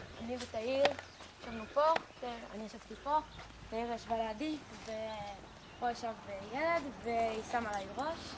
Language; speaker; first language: Hebrew; native; Hebrew